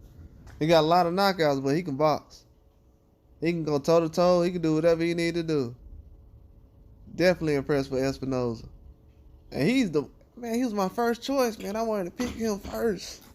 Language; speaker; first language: English; native; English